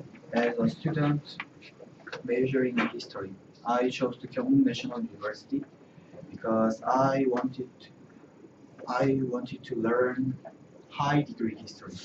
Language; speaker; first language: English; non-native, learner; Korean